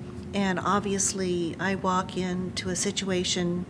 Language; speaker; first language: English; native; English